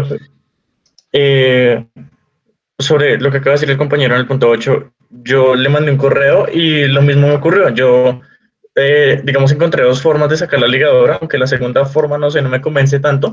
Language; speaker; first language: Spanish; native; Spanish